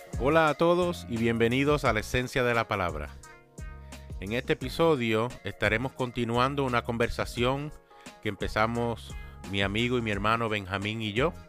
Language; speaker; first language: Spanish; early bilingual, heritage; Spanish